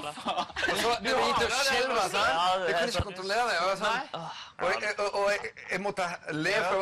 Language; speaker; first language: Norwegian; non-native, fluent; Spanish